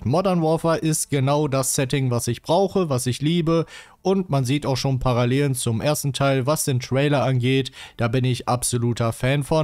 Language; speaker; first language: German; native; German